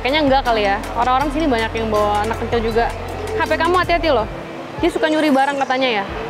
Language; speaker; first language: Indonesian; early bilingual, heritage; Indonesian